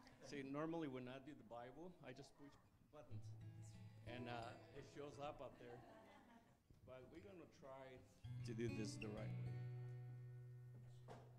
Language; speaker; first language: English; native; English